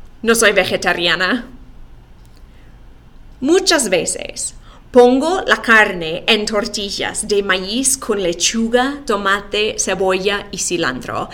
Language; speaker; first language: Spanish; non-native, fluent; English